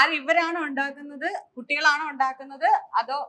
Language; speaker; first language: Malayalam; native; Malayalam